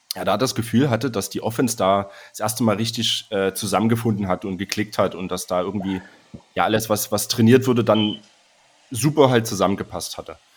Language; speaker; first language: German; native; German